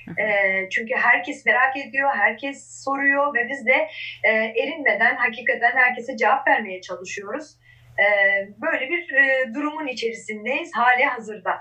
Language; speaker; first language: Turkish; non-native, local second language; Kurdish